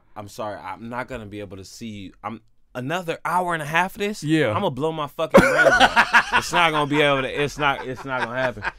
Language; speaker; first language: English; native; English